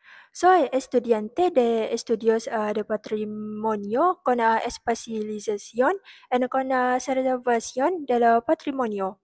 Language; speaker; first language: Spanish; non-native, learner; Malay